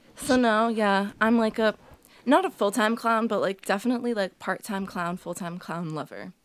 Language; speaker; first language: English; early bilingual, other home language; Portuguese